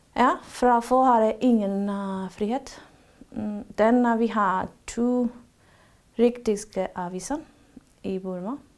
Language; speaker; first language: Norwegian; non-native, learner; Burmese